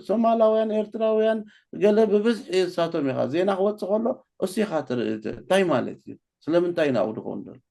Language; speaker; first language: Tigrinya; native; Tigrinya